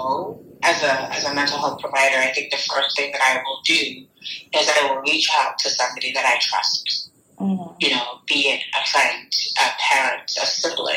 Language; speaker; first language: English; non-native, local second language; Akan